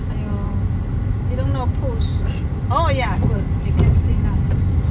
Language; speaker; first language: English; non-native, learner; Chinese